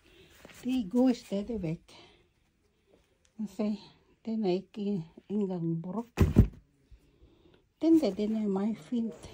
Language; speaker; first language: Danish; non-native, learner; Filipino